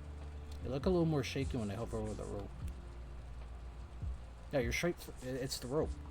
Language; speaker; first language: English; native; English